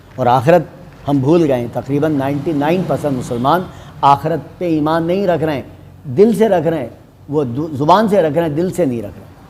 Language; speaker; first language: Hindi; native; Hindi